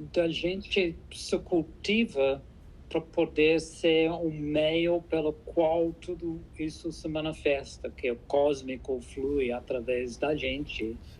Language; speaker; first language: Portuguese; non-native, fluent; English